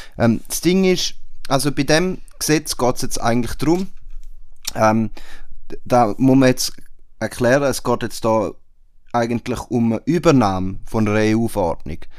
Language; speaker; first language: German; native; German